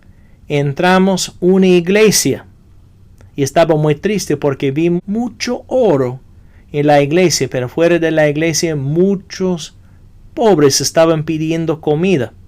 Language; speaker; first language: Spanish; non-native, fluent; English